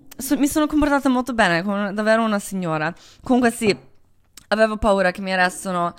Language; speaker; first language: Italian; non-native, fluent; Croatian